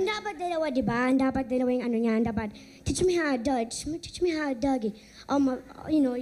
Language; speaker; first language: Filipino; early bilingual, heritage; Filipino